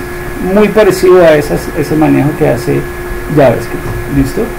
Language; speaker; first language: Spanish; native; Spanish